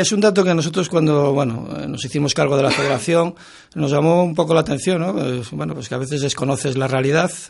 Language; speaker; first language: Spanish; native; Spanish